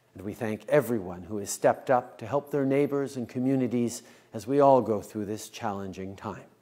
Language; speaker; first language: English; native; English